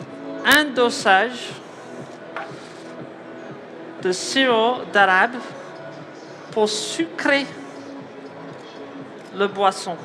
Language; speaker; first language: French; non-native, learner; English